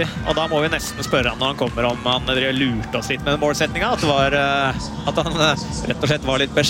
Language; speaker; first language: Norwegian; native; Norwegian